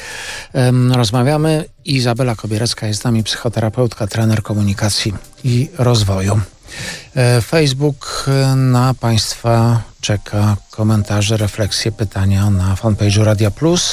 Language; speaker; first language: Polish; native; Polish